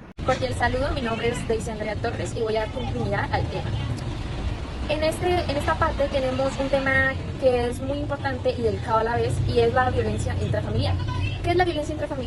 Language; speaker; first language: Spanish; native; Spanish